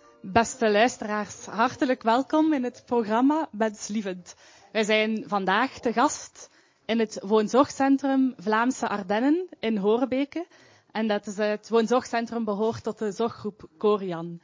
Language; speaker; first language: Dutch; native; Dutch